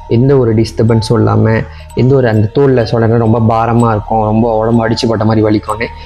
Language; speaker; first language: Tamil; early bilingual, heritage; Tamil